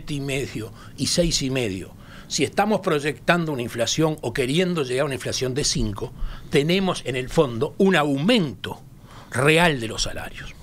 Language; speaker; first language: Spanish; native; Spanish